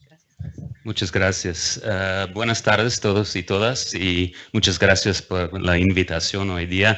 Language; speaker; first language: Spanish; non-native, fluent; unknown